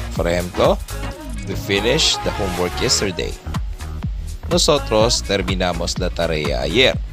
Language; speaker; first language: English; non-native, local second language; Filipino